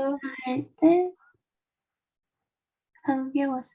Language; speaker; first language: Korean; non-native, learner; Russian